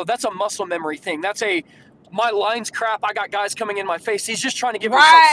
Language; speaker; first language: English; native; English